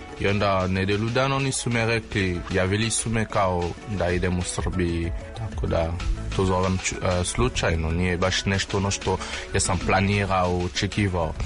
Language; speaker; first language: Serbian; non-native, learner; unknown